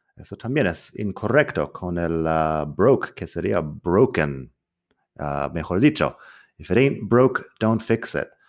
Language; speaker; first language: Spanish; non-native, fluent; English